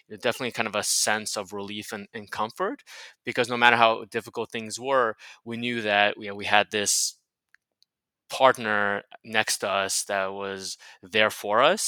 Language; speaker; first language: English; native; English